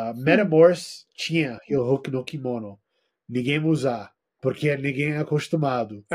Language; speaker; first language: Portuguese; non-native, learner; English